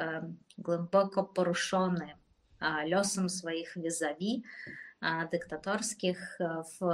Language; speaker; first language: Polish; non-native, fluent; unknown